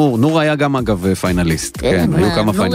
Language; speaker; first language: Hebrew; native; Hebrew